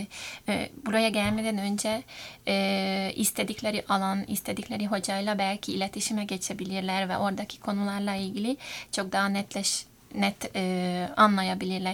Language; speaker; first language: Turkish; non-native, fluent; Hungarian